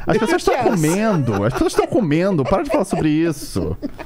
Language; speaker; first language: Portuguese; native; Portuguese